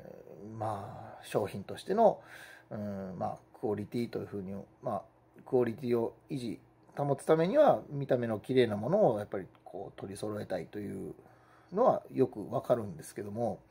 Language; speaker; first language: Japanese; native; Japanese